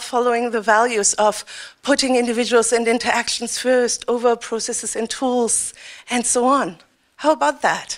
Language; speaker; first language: English; non-native, fluent; German